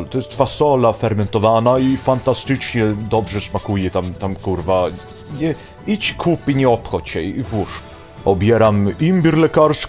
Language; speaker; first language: Polish; early bilingual, heritage; Polish